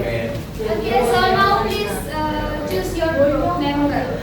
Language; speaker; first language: English; non-native, learner; Indonesian